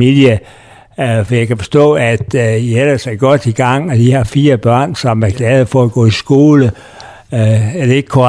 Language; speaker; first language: Danish; native; Danish